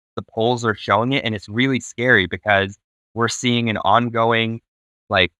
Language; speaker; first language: English; native; English